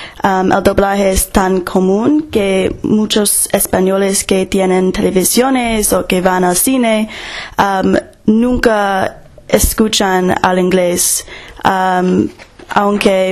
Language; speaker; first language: Spanish; non-native, fluent; English